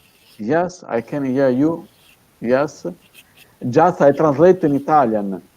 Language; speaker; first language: English; non-native, fluent; Italian